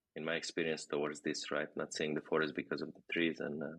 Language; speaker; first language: English; non-native, fluent; Romanian